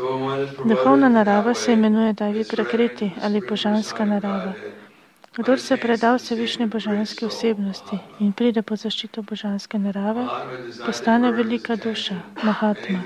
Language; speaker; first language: Slovenian; native; Slovenian